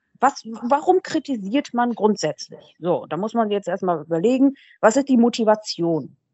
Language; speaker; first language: German; early bilingual, other home language; Persian